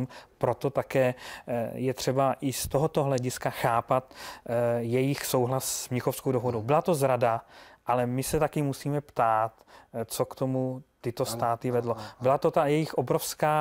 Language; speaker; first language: Czech; native; Czech